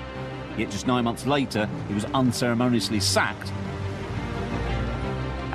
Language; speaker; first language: English; native; English